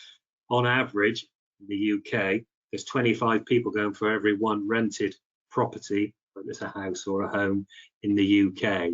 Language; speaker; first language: English; native; English